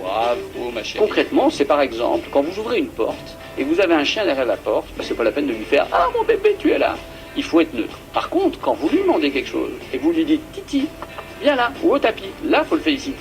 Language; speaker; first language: French; native; French